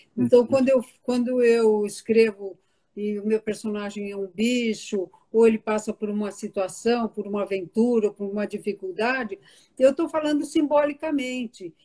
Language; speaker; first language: Portuguese; early bilingual, other home language; Italian